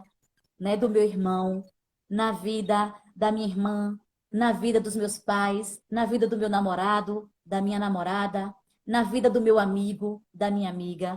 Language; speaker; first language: Portuguese; native; Portuguese